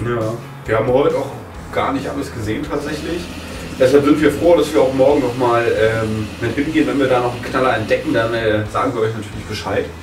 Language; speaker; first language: German; native; German